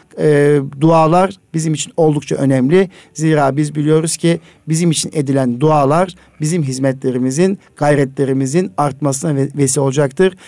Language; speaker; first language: Turkish; native; Turkish